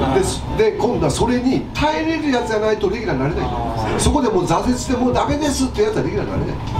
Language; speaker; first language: Japanese; native; Japanese